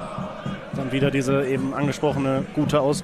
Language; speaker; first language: German; native; German